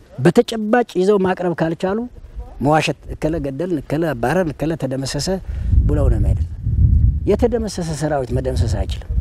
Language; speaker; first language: Amharic; non-native, local second language; Tigrinya